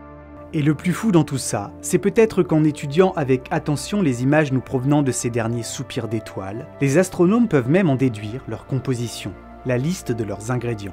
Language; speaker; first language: French; native; French